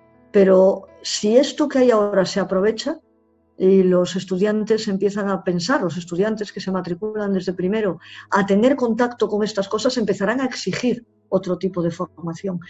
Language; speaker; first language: Spanish; native; Spanish